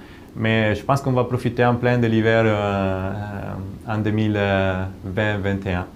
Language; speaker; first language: French; non-native, fluent; Italian